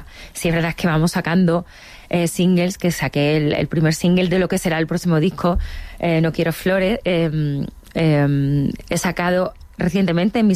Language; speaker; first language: Spanish; native; Spanish